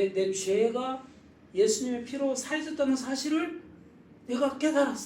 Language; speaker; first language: Korean; native; Korean